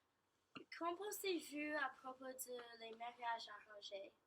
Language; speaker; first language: French; non-native, learner; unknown